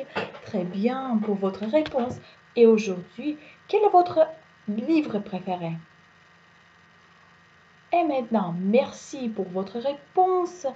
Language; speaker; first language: French; non-native, fluent; Uzbek